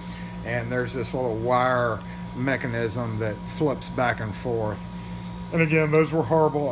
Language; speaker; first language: English; native; English